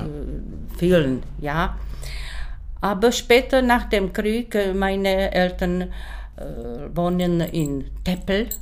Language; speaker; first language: German; non-native, learner; Czech